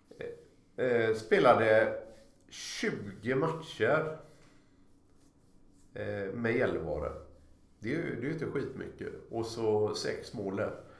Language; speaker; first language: Swedish; native; Swedish